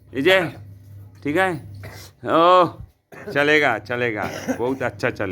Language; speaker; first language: Hindi; non-native, local second language; Bangla